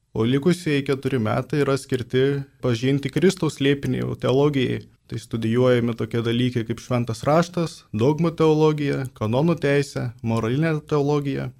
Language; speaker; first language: Lithuanian; native; Lithuanian